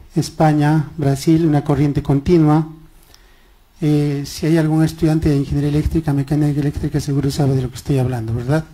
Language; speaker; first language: Spanish; non-native, local second language; Quechua